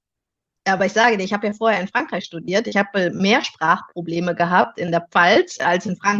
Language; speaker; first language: German; native; German